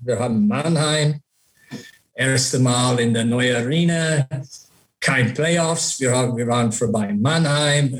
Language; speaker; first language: German; non-native, learner; English